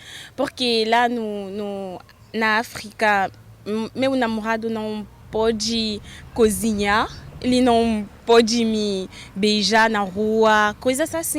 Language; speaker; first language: Portuguese; non-native, fluent; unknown